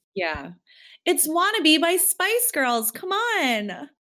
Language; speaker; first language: English; early bilingual, other home language; Filipino